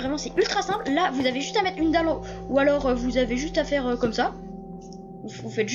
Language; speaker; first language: French; native; French